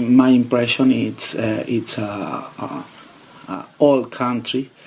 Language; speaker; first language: English; non-native, fluent; Spanish